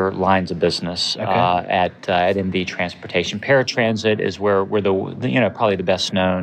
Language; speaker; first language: English; native; English